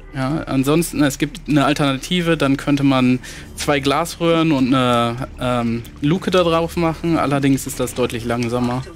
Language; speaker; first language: German; native; German